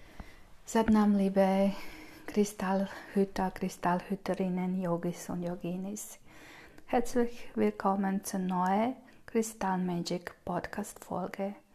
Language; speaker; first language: German; non-native, fluent; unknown